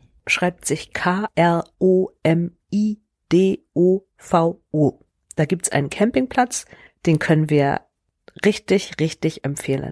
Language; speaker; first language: German; native; German